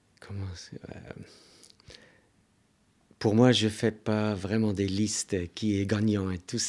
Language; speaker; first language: French; non-native, local second language; German